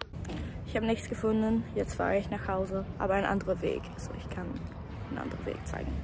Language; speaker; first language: German; non-native, learner; Swedish